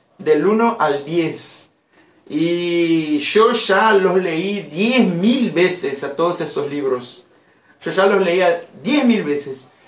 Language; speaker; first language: Spanish; non-native, fluent; Portuguese